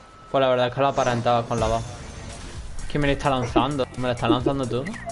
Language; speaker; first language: Spanish; native; Spanish